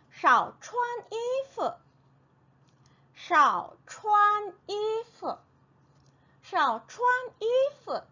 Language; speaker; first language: Chinese; non-native, fluent; Korean